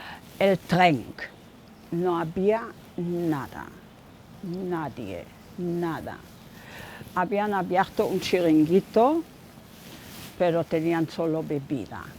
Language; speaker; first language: Spanish; non-native, fluent; German